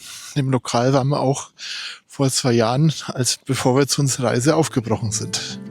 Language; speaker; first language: German; native; German